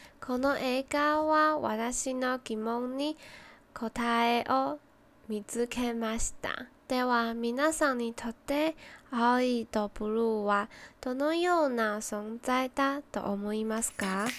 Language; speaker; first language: Japanese; non-native, learner; Chinese